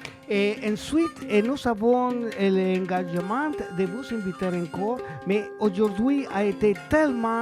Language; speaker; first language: French; non-native, learner; Spanish